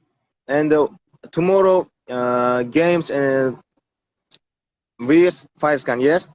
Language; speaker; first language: English; non-native, learner; Tajik